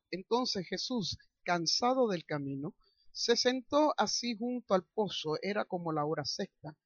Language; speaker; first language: Spanish; early bilingual, heritage; Spanish